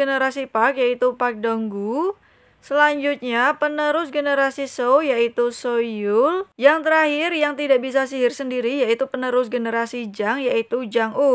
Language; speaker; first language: Indonesian; native; Indonesian